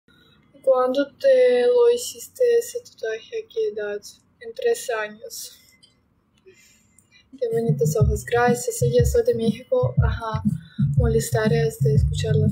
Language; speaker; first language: Spanish; non-native, learner; Russian